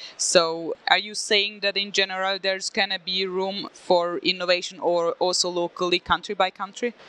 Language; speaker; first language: English; non-native, fluent; Hungarian